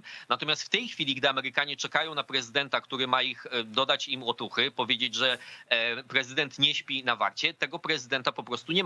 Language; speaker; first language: Polish; native; Polish